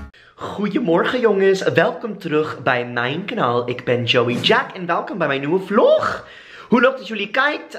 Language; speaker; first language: Dutch; non-native, fluent; English